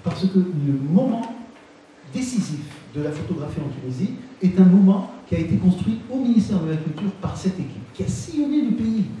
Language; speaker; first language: French; non-native, local second language; Arabic